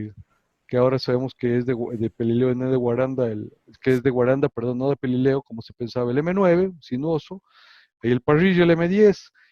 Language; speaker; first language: Spanish; native; Spanish